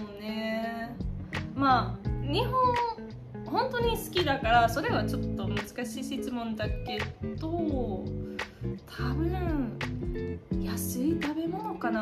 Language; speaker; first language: Japanese; non-native, fluent; English